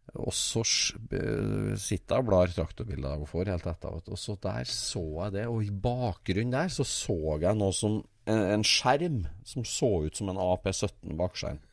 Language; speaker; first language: Norwegian; native; Norwegian